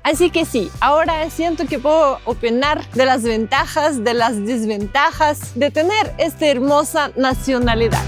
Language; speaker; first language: Spanish; non-native, fluent; Russian